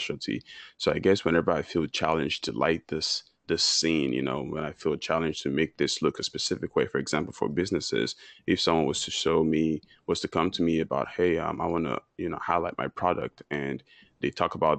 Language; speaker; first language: English; non-native, local second language; Yoruba